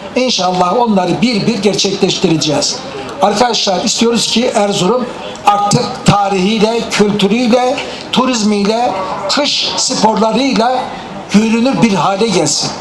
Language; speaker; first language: Turkish; native; Turkish